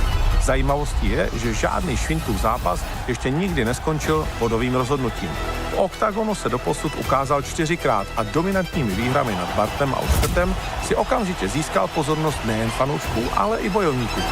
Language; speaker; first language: Czech; native; Czech